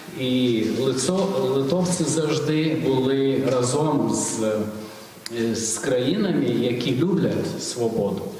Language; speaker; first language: Ukrainian; non-native, fluent; Lithuanian